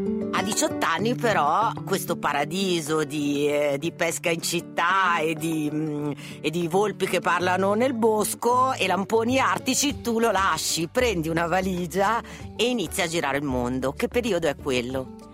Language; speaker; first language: Italian; native; Italian